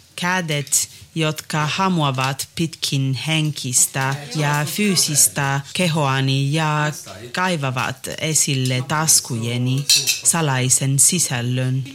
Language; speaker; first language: Finnish; non-native, learner; Italian